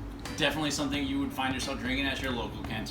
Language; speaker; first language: English; native; English